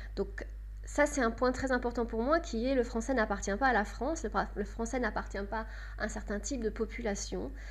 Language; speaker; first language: French; native; French